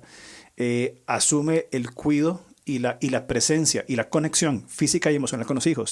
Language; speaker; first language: Spanish; native; Spanish